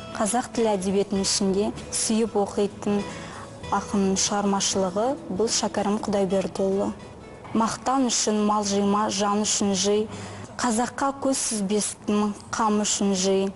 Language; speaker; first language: Kazakh; non-native, local second language; Russian